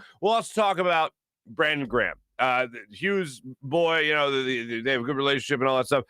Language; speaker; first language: English; native; English